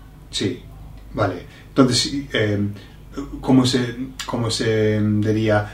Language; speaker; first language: Spanish; non-native, learner; English